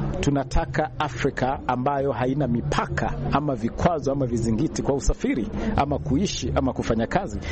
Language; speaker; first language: Swahili; non-native, local second language; Luyia